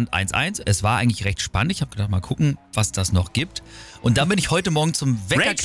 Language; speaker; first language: German; native; German